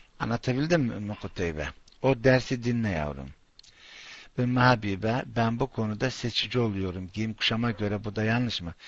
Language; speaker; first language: Turkish; non-native, fluent; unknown